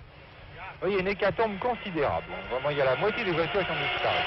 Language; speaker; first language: French; native; French